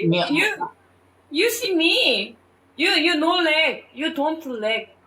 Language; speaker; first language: English; non-native, learner; Korean